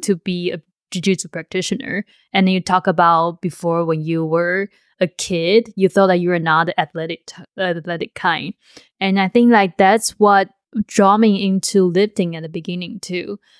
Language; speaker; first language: English; non-native, fluent; Chinese